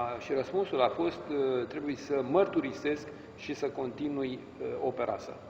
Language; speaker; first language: Romanian; early bilingual, heritage; Romanian